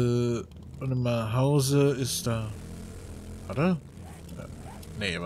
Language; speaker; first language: German; native; German